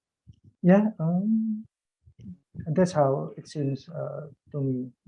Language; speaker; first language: English; non-native, learner; Indonesian